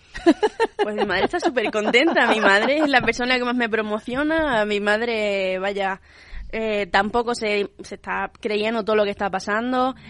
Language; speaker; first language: Spanish; native; Spanish